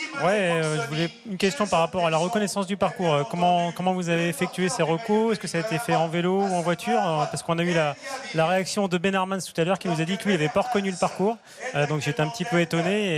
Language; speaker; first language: French; native; French